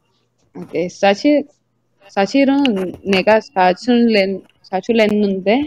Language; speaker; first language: Korean; non-native, learner; Spanish